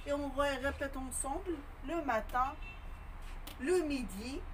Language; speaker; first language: French; non-native, local second language; Arabic